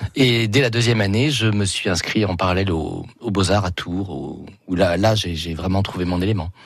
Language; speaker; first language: French; native; French